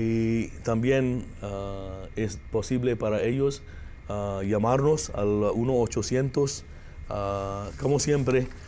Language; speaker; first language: Spanish; non-native, fluent; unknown